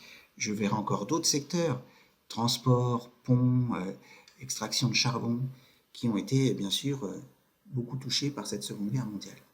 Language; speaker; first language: French; native; French